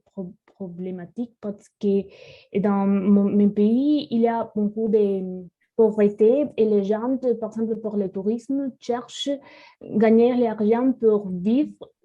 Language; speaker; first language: French; non-native, learner; Spanish